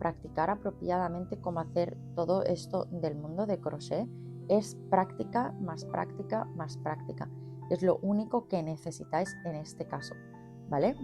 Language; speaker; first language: Spanish; native; Spanish